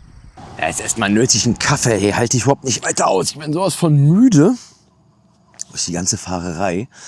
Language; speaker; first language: German; native; German